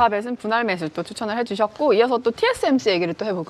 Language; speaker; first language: Korean; native; Korean